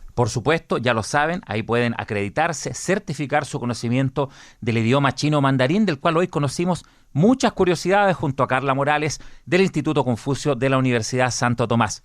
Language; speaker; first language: Spanish; native; Spanish